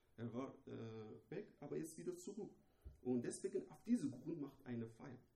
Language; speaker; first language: German; non-native, fluent; Persian